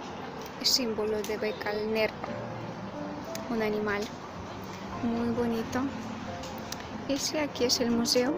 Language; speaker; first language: Spanish; non-native, learner; Russian